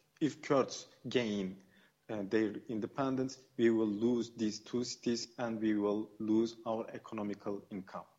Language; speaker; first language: English; non-native, fluent; Kurdish